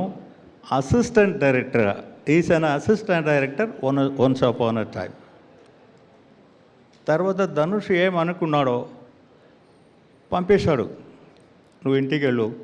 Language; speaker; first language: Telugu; non-native, learner; Tamil